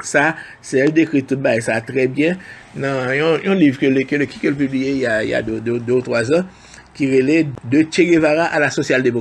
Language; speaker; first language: French; non-native, local second language; Haitian Creole